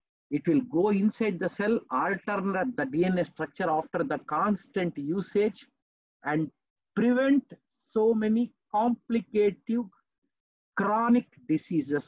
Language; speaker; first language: English; non-native, local second language; Telugu